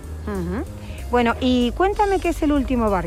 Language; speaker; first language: Spanish; native; Spanish